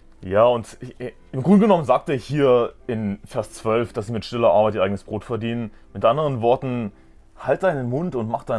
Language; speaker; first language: German; native; German